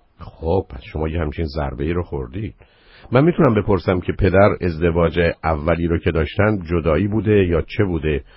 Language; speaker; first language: Persian; native; Persian